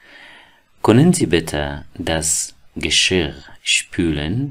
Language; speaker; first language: German; non-native, learner; Persian